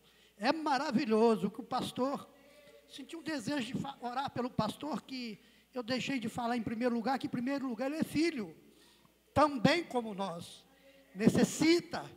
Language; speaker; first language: Portuguese; native; Portuguese